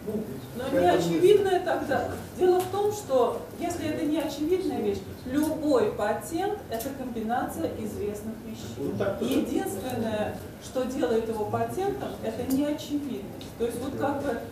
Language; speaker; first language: Russian; native; Russian